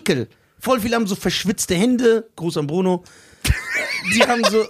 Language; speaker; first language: German; early bilingual, other home language; Persian